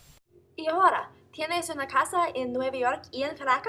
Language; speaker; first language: Spanish; non-native, learner; English